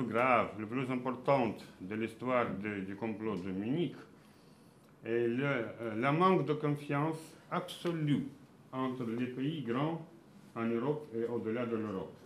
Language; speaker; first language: French; non-native, fluent; Russian